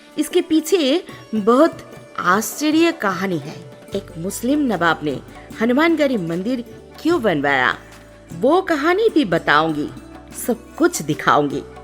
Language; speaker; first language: Hindi; non-native, local second language; Bangla